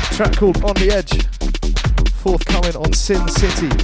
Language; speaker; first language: English; native; English